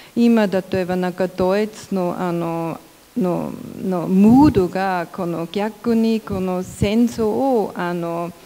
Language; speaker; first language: Japanese; non-native, learner; German